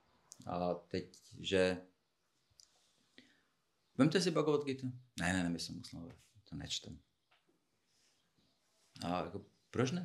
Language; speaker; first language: Czech; non-native, fluent; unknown